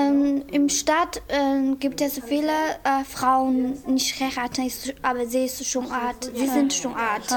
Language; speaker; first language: German; non-native, learner; Chinese